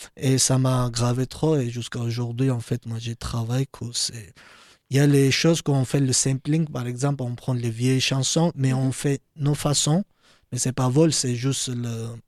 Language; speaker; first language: French; non-native, learner; Georgian